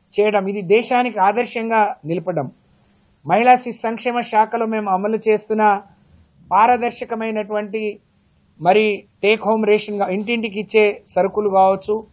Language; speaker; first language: Telugu; non-native, local second language; Lambadi